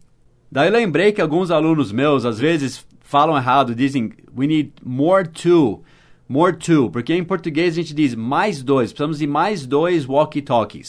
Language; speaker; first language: Portuguese; non-native, fluent; English